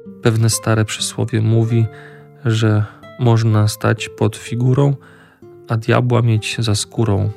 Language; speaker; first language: Polish; native; Polish